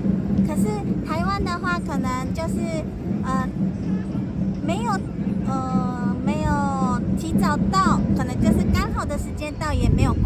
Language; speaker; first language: Chinese; early bilingual, heritage; Japanese